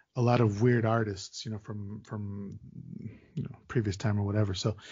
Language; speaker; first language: English; native; English